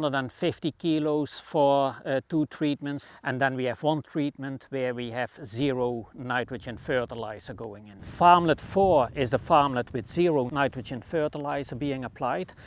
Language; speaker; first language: English; non-native, fluent; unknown